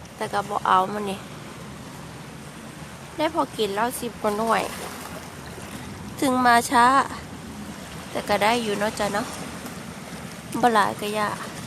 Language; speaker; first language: Thai; native; Thai